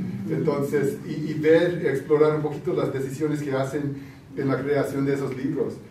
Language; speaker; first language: Spanish; early bilingual, heritage; Spanish